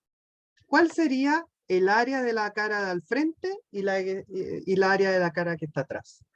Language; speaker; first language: Spanish; native; Spanish